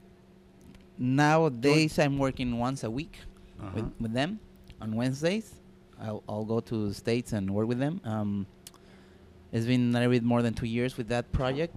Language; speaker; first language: English; non-native, fluent; Spanish